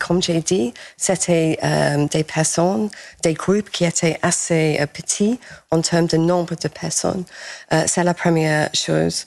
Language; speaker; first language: French; non-native, fluent; English